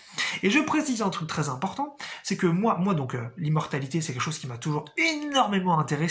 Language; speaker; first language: French; native; French